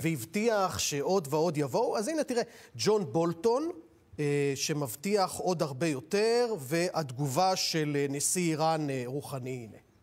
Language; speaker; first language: Hebrew; native; Hebrew